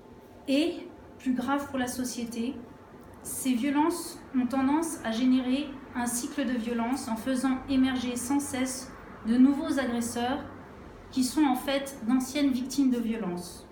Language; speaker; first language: French; native; French